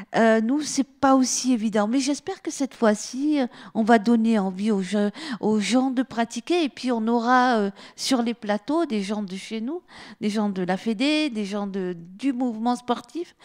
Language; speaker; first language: French; native; French